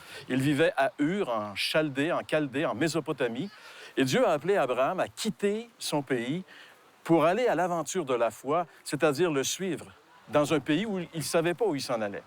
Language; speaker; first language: French; native; French